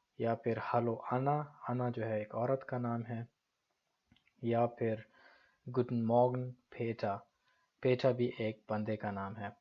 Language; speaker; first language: Urdu; native; Urdu